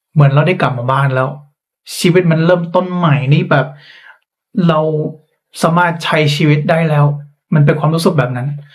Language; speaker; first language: Thai; non-native, fluent; English